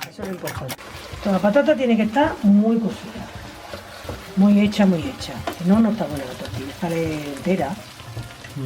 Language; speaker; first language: Spanish; native; Spanish